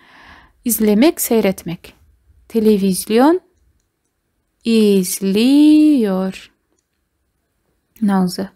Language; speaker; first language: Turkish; non-native, fluent; Kazakh